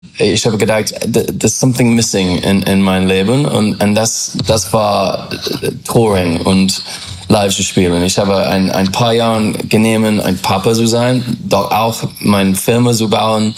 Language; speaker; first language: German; non-native, learner; English